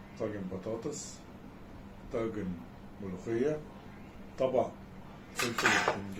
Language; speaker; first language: Arabic; native; Arabic